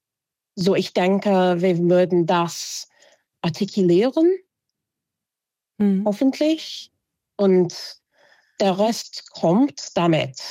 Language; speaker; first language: German; non-native, fluent; English